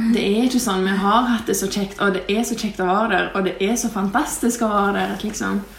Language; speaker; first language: Norwegian; early bilingual, other home language; Lithuanian